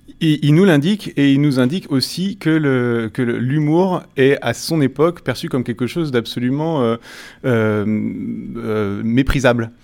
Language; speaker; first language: French; native; French